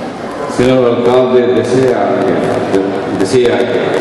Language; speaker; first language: Spanish; non-native, learner; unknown